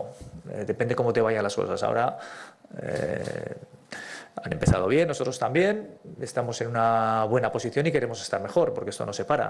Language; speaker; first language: Spanish; native; Spanish